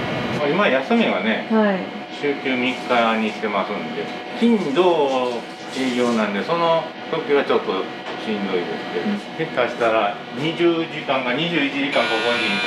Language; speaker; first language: Japanese; native; Japanese